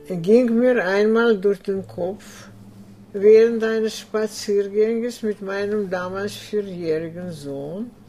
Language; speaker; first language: German; non-native, fluent; Russian